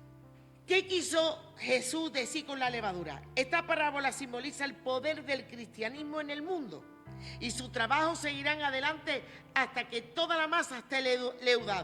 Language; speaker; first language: Spanish; native; Spanish